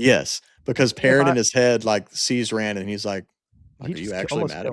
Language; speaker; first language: English; native; English